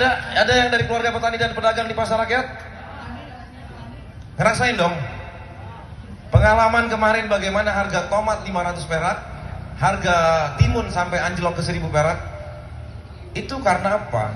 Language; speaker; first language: Indonesian; native; Indonesian